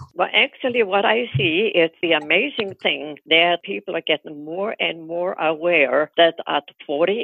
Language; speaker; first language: English; non-native, fluent; Icelandic